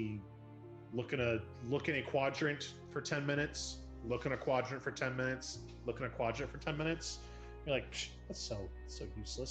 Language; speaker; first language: English; native; English